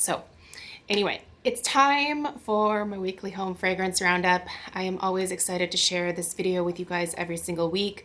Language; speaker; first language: English; native; English